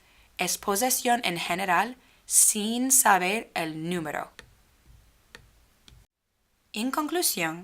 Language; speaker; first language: Spanish; non-native, fluent; English